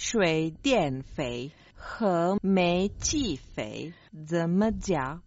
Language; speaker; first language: Chinese; non-native, learner; Croatian